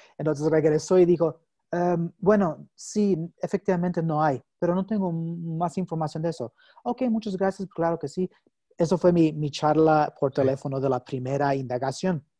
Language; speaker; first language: Spanish; non-native, fluent; English